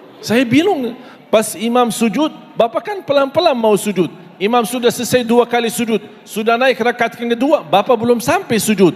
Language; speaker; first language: Malay; non-native, fluent; Arabic